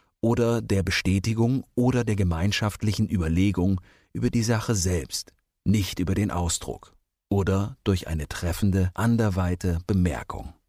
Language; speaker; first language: German; native; German